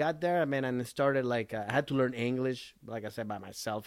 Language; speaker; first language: English; early bilingual, other home language; Spanish